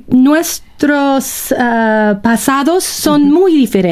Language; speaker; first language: Spanish; non-native, fluent; English